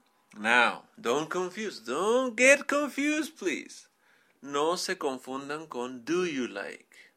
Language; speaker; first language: English; non-native, fluent; Spanish